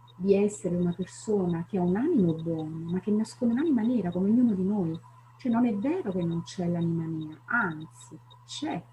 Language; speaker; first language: Italian; native; Italian